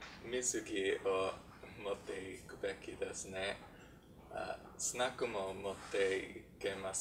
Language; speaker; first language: Japanese; non-native, learner; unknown